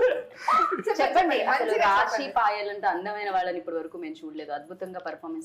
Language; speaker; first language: Telugu; native; Telugu